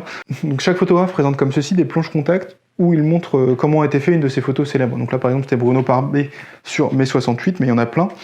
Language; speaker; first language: French; native; French